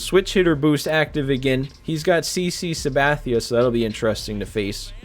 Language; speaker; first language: English; native; English